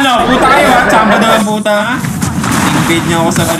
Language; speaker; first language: Filipino; native; Filipino